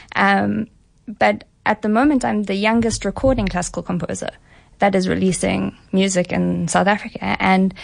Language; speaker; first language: English; native; English